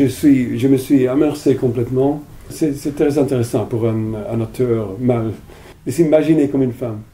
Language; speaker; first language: French; non-native, fluent; Italian